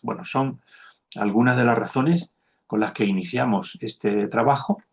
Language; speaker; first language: Spanish; native; Spanish